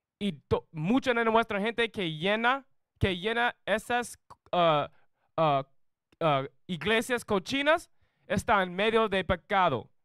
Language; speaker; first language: Spanish; non-native, learner; English